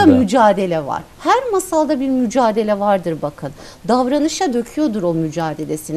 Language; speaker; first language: Turkish; native; Turkish